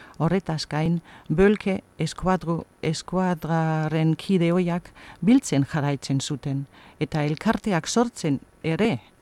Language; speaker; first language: Basque; non-native, fluent; German